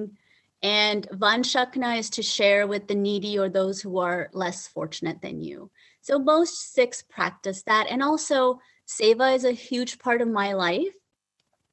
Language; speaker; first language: English; early bilingual, other home language; Punjabi